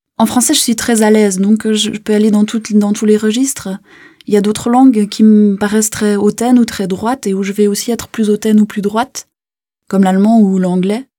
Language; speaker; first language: French; native; French